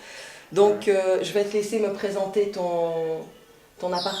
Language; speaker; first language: French; native; French